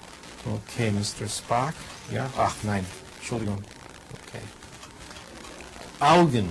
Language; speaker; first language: German; non-native, fluent; English